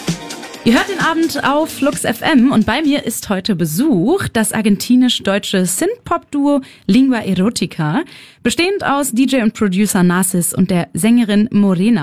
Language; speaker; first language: German; native; German